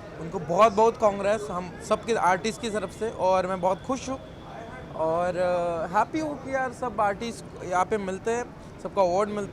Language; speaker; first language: Hindi; native; Hindi